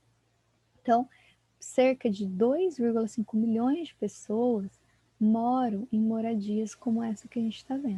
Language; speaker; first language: Portuguese; native; Portuguese